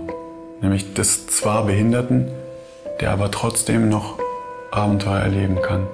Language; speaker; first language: German; native; German